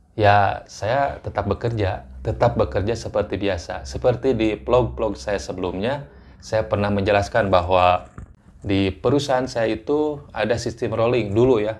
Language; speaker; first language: Indonesian; native; Indonesian